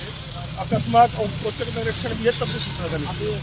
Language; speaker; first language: Hindi; native; Hindi